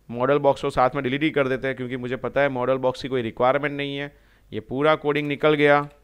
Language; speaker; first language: Hindi; non-native, local second language; Gujarati